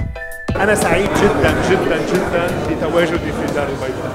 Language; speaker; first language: Arabic; native; Arabic